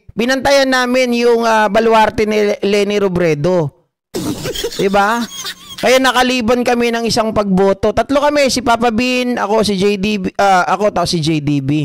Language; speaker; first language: Filipino; native; Filipino